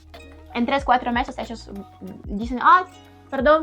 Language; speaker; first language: Spanish; non-native, learner; Ukrainian